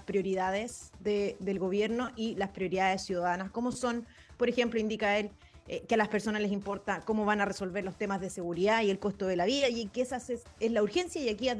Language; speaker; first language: Spanish; native; Spanish